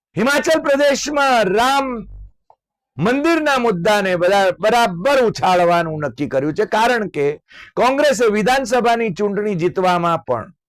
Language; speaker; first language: Gujarati; native; Gujarati